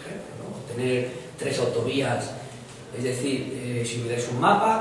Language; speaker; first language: Spanish; native; Spanish